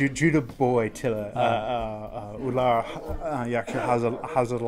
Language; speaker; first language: Uzbek; non-native, learner; English